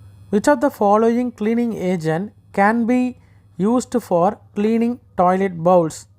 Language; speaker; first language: English; non-native, local second language; Tamil